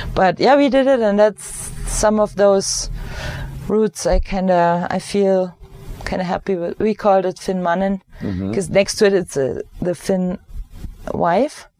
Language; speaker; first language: English; non-native, fluent; German